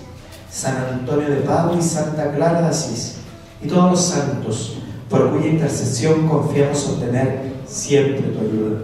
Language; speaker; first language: Spanish; native; Spanish